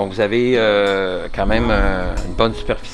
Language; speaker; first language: French; native; French